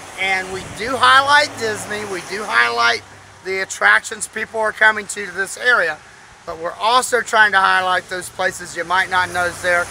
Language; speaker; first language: English; native; English